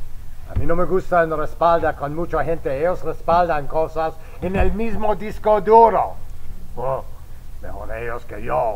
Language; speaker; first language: Spanish; non-native, fluent; English